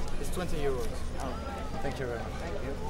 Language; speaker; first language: English; native; English